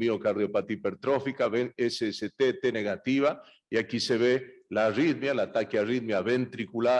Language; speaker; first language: Spanish; native; Spanish